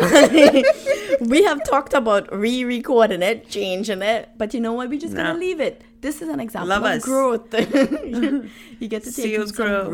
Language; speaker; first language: English; native; English